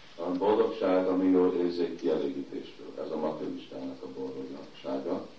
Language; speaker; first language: Hungarian; early bilingual, heritage; Hungarian